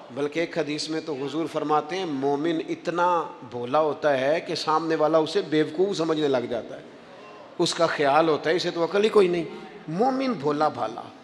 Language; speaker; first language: Urdu; non-native, local second language; Punjabi